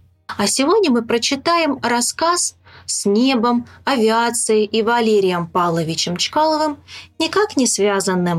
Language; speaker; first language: Russian; native; Russian